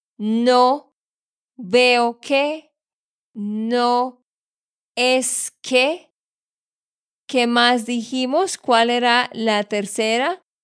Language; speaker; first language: Spanish; native; Spanish